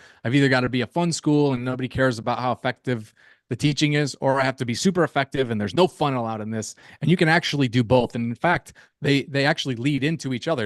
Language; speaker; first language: English; native; English